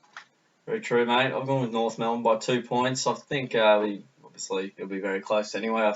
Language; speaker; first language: English; native; English